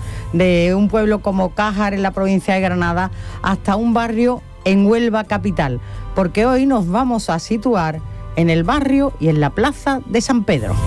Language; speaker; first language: Spanish; native; Spanish